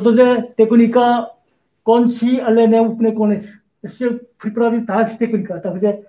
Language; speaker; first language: Czech; non-native, learner; Korean